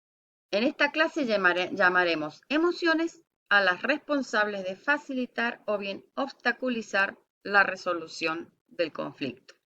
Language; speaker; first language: Spanish; native; Spanish